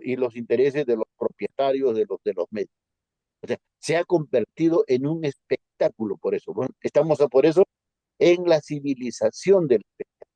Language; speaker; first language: Spanish; native; Spanish